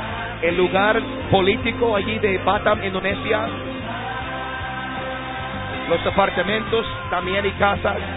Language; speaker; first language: Spanish; non-native, fluent; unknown